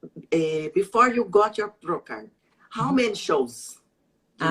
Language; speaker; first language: English; non-native, learner; Portuguese